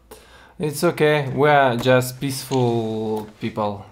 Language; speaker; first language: English; non-native, learner; Russian